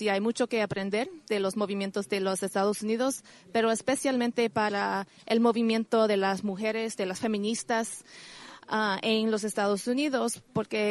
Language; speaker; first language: Spanish; non-native, learner; English